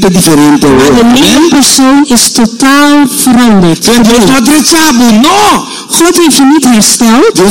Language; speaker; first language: Dutch; non-native, local second language; Papiamento